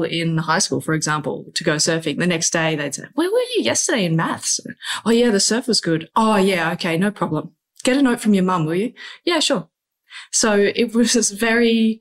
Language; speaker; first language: English; native; English